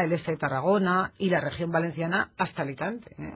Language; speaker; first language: Spanish; native; Spanish